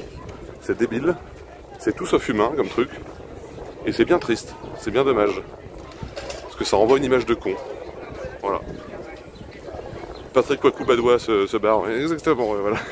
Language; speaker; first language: French; native; French